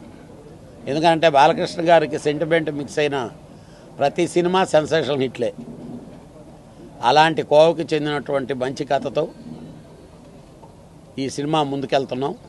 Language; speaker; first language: Telugu; native; Telugu